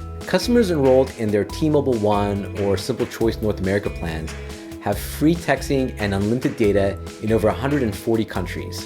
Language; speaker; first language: English; native; English